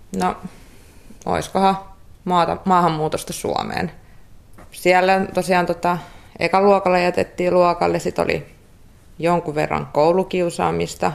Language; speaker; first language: Finnish; early bilingual, other home language; Russian